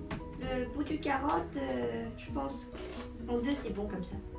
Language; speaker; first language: French; non-native, fluent; Japanese